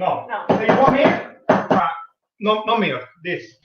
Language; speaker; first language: English; non-native, learner; Italian